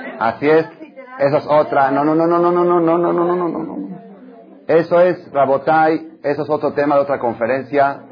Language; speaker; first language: Spanish; non-native, fluent; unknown